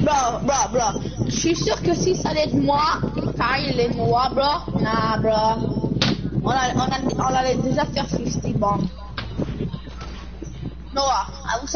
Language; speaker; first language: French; non-native, local second language; English